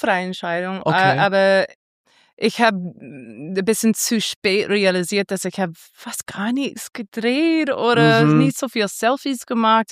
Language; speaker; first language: German; non-native, fluent; English